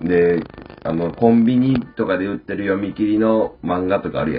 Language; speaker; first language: Japanese; native; Japanese